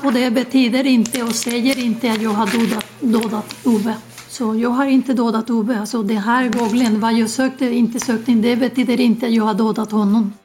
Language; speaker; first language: Swedish; non-native, fluent; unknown